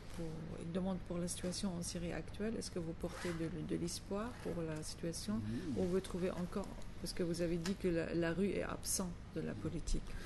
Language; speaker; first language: French; non-native, fluent; Arabic